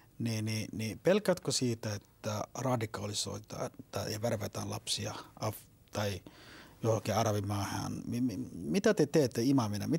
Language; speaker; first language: Finnish; non-native, fluent; Somali